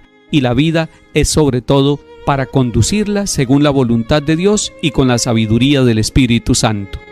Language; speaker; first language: Spanish; native; Spanish